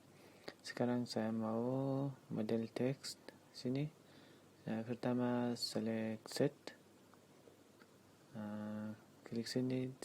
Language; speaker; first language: Indonesian; non-native, learner; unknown